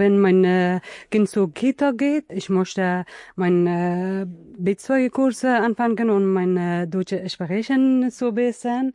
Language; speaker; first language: German; non-native, learner; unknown